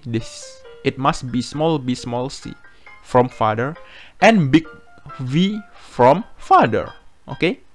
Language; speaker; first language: English; non-native, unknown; Indonesian